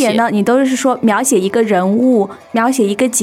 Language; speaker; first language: Chinese; native; Chinese